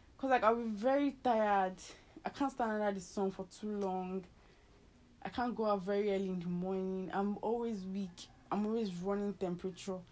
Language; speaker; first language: English; native; English